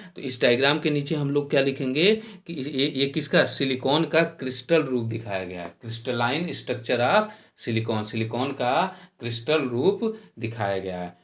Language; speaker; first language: Hindi; native; Hindi